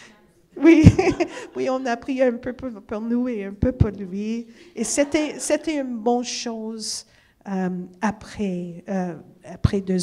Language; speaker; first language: French; non-native, fluent; English